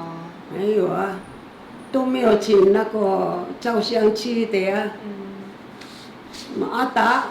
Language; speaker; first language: Chinese; non-native, local second language; Amis